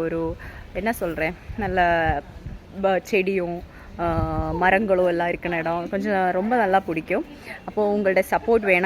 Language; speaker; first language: Tamil; non-native, learner; Malayalam